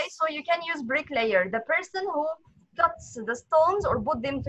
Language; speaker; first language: English; non-native, fluent; Arabic